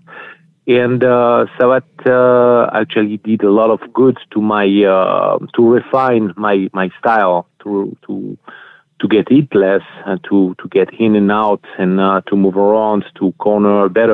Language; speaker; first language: English; non-native, fluent; French